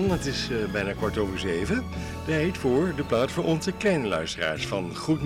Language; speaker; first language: Dutch; native; Dutch